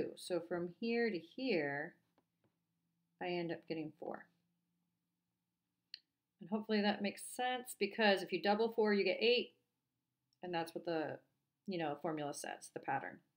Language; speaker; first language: English; native; English